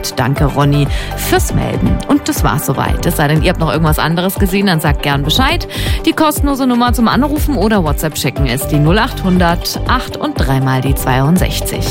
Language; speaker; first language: German; native; German